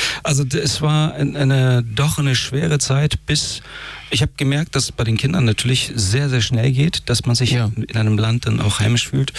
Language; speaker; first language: German; early bilingual, other home language; Persian